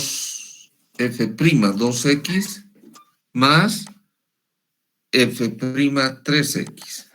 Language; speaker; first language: Spanish; native; Spanish